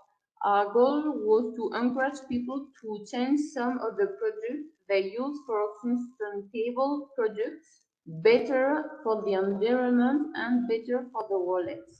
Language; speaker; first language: English; non-native, learner; French